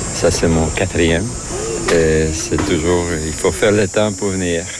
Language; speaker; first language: French; native; French